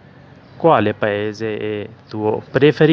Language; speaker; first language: Italian; non-native, learner; Urdu